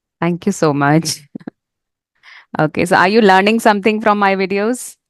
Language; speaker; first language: English; non-native, fluent; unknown